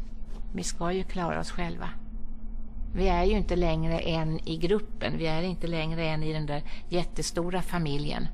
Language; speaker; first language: Swedish; native; Swedish